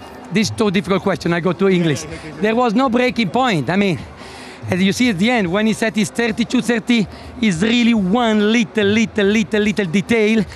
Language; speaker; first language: English; non-native, fluent; Italian